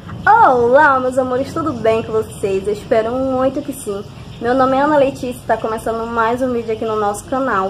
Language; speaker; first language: Portuguese; native; Portuguese